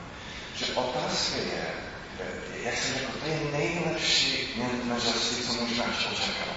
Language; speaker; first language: Czech; non-native, fluent; English